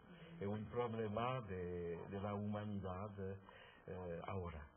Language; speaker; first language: Spanish; non-native, fluent; French